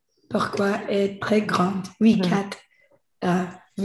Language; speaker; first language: French; non-native, learner; English